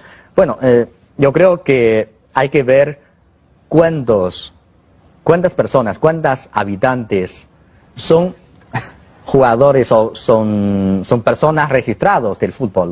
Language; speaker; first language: Spanish; non-native, fluent; Chinese